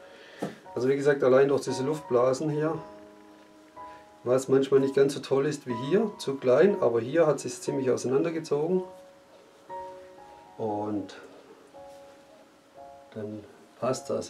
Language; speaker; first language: German; native; German